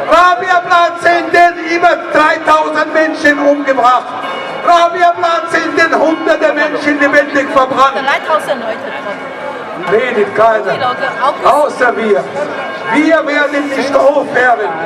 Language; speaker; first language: German; non-native, learner; Arabic